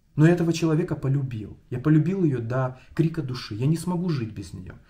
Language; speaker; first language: Russian; non-native, local second language; Ukrainian